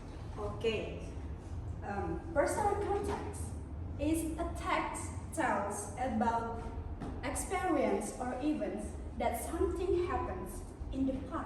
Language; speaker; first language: English; non-native, fluent; Indonesian